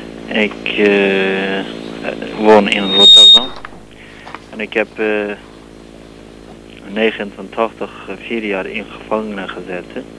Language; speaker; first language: Dutch; non-native, learner; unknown